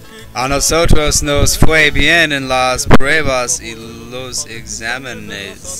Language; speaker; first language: Spanish; non-native, learner; English